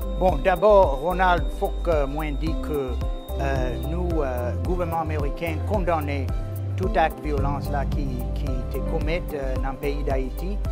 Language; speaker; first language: Haitian Creole; non-native, fluent; English